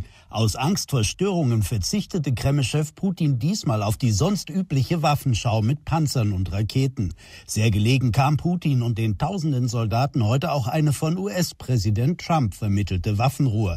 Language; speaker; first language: German; native; German